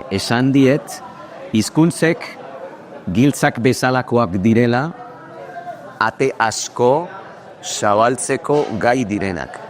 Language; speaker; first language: Basque; non-native, fluent; Spanish